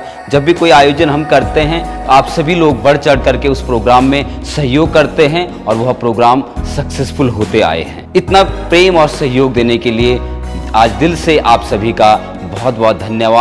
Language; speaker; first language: Hindi; native; Hindi